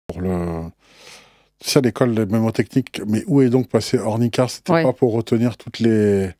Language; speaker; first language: French; native; French